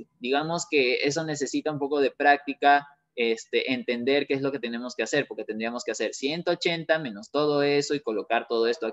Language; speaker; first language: Spanish; native; Spanish